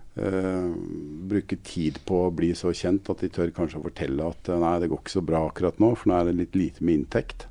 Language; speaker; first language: Norwegian; native; Norwegian